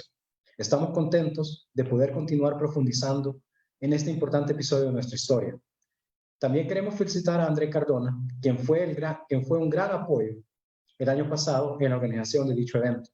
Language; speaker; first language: Spanish; native; Spanish